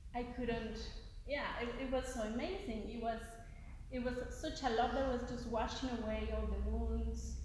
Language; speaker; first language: English; non-native, fluent; Spanish